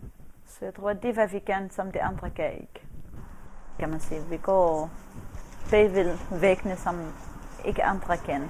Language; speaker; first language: Danish; non-native, fluent; Arabic